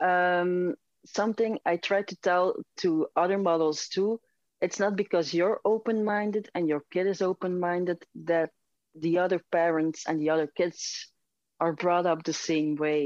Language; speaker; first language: English; non-native, fluent; Dutch